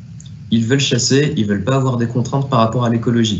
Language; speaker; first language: French; native; French